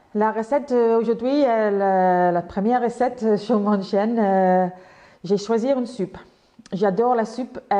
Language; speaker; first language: French; non-native, learner; English